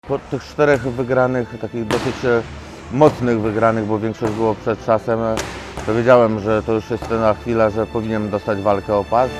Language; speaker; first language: Polish; native; Polish